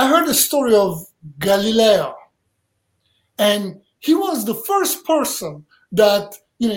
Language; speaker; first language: English; non-native, fluent; Turkish